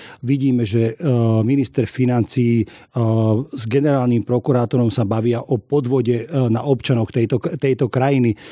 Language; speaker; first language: Slovak; non-native, local second language; Hungarian